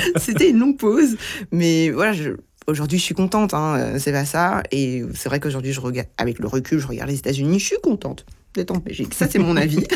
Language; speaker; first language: French; early bilingual, other home language; Lingala